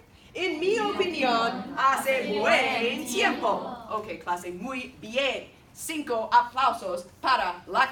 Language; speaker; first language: Spanish; non-native, fluent; English